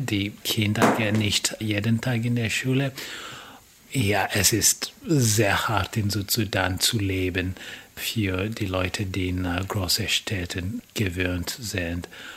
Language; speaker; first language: German; non-native, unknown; Swahili